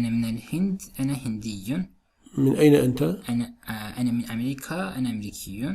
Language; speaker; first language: Arabic; non-native, learner; Turkish